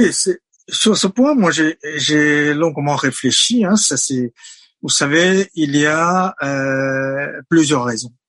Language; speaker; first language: French; non-native, fluent; Chinese